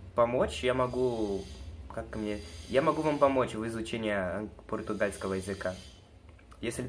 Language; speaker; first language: Russian; non-native, learner; Portuguese